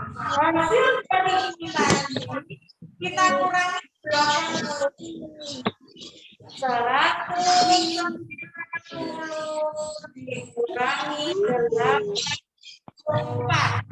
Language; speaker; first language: Indonesian; native; Indonesian